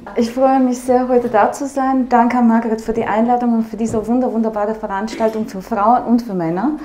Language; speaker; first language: German; non-native, fluent; Romanian